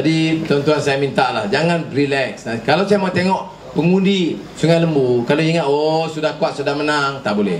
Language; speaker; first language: Malay; native; Malay